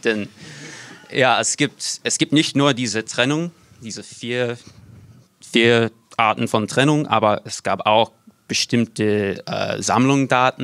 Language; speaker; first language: German; non-native, fluent; English